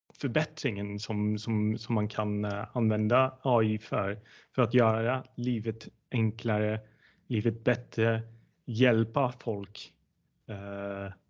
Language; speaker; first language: Swedish; non-native, fluent; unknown